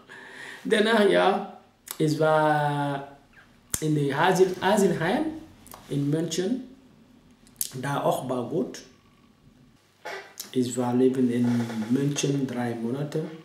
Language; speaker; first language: German; non-native, learner; French